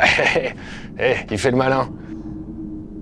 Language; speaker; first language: French; native; French